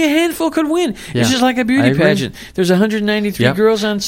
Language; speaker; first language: English; native; English